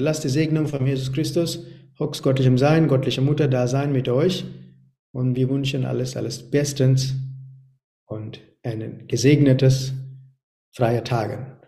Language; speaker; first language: German; non-native, learner; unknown